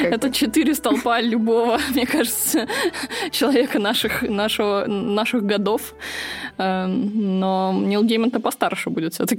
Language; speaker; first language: Russian; native; Russian